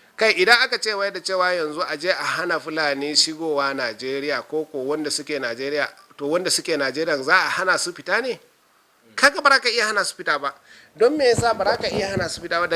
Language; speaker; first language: Hausa; non-native, local second language; Fula